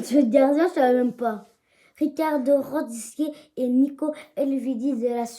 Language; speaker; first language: French; native; French